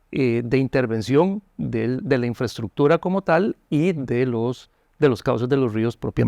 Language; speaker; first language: Spanish; native; Spanish